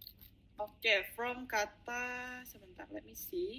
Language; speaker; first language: English; non-native, fluent; Indonesian